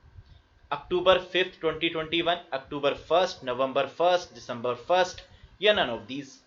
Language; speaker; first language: Hindi; native; Hindi